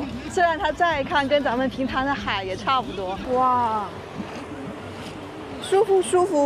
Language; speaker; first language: Chinese; native; Chinese